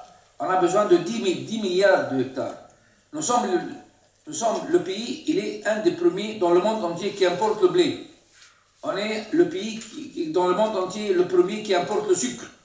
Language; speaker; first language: French; non-native, local second language; Arabic